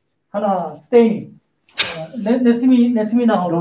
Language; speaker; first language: Czech; non-native, learner; Korean